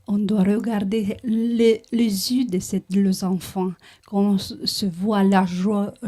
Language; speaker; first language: French; non-native, learner; Romanian